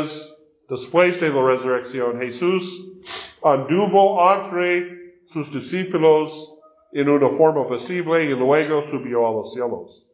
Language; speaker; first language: Spanish; non-native, learner; English